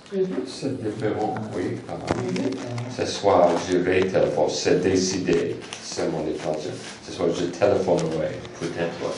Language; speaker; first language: French; non-native, learner; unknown